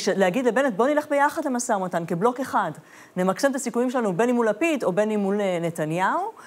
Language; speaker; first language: Hebrew; non-native, fluent; Persian